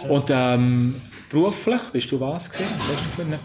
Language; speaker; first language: German; native; German